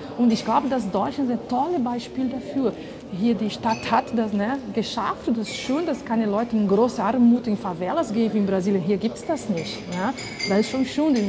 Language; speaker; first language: German; non-native, fluent; Portuguese